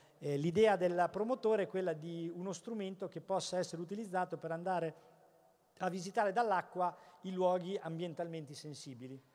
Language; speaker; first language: Italian; native; Italian